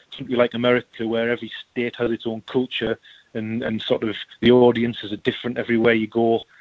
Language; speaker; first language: English; native; English